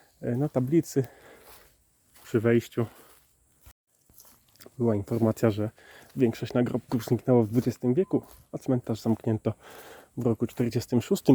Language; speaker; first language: Polish; native; Polish